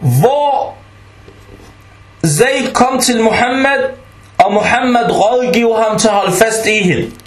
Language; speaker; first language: Danish; non-native, local second language; Arabic